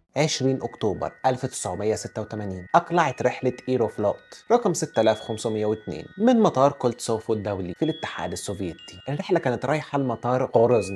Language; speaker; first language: Arabic; native; Arabic